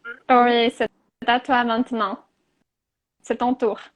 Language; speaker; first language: French; non-native, fluent; Portuguese